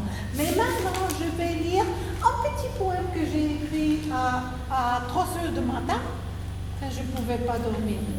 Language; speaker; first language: French; non-native, fluent; Spanish